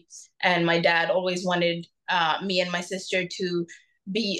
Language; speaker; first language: English; non-native, local second language; Bangla